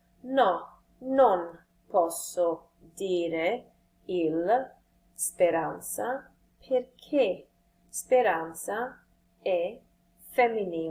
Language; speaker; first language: Italian; non-native, fluent; English